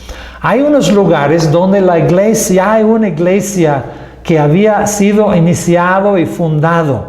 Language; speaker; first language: Spanish; non-native, fluent; English